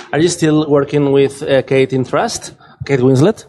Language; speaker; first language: English; non-native, fluent; Spanish